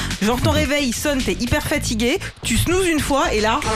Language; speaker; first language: French; native; French